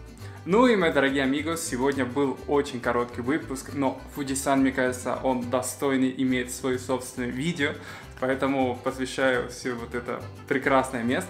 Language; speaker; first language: Russian; non-native, fluent; Spanish